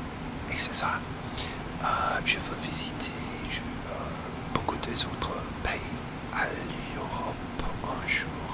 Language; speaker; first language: French; non-native, learner; English